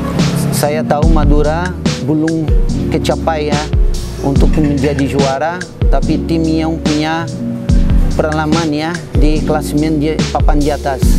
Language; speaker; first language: Indonesian; non-native, fluent; Portuguese